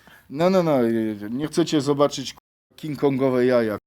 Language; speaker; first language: Polish; native; Polish